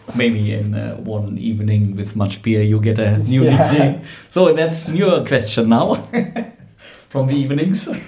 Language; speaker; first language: English; non-native, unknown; German